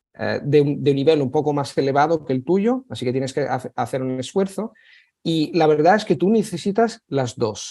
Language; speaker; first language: Spanish; non-native, fluent; Italian